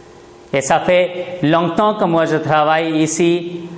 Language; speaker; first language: French; non-native, fluent; Hindi